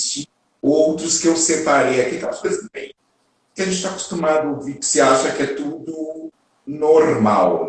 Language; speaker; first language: Portuguese; native; Portuguese